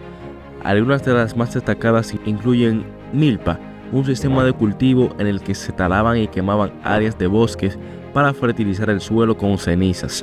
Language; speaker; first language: Spanish; native; Spanish